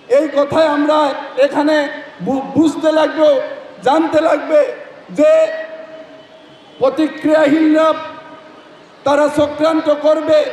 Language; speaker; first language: Bangla; non-native, learner; Assamese